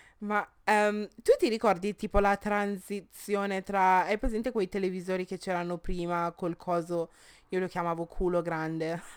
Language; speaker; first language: Italian; early bilingual, other home language; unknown